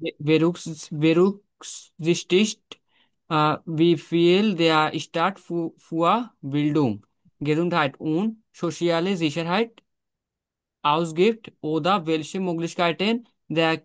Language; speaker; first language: German; non-native, learner; Bangla